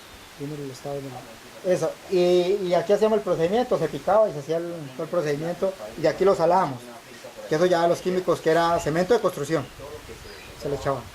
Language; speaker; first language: Spanish; native; Spanish